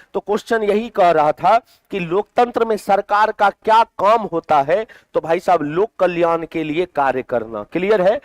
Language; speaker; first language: Hindi; native; Hindi